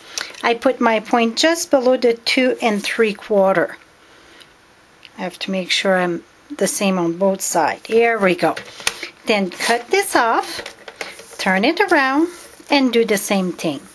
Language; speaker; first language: English; non-native, fluent; French